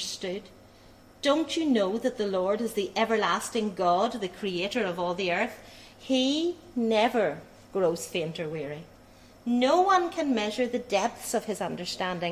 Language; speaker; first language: English; native; English